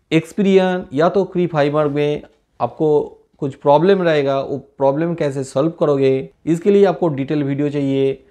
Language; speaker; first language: Hindi; non-native, local second language; Bangla